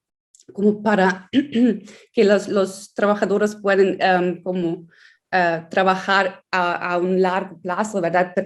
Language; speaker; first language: Spanish; non-native, fluent; German